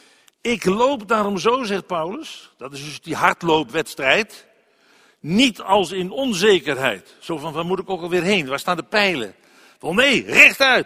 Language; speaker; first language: Dutch; native; Dutch